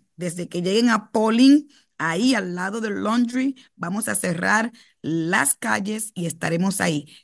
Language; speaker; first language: Spanish; native; Spanish